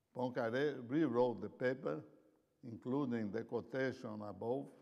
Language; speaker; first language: English; non-native, fluent; Portuguese